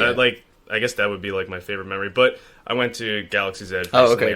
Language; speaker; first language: English; native; English